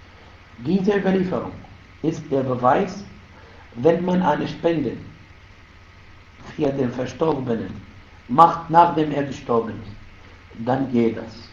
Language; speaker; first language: German; non-native, fluent; Arabic